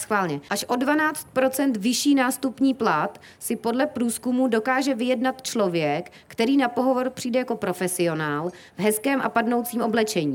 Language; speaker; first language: Czech; native; Czech